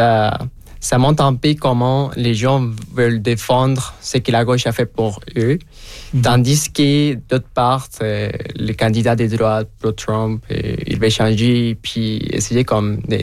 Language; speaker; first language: French; non-native, fluent; Spanish